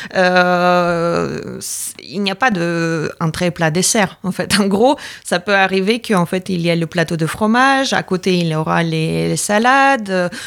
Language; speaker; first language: French; non-native, fluent; Latvian